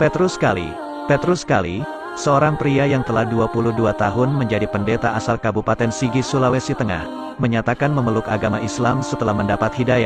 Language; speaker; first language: Indonesian; native; Indonesian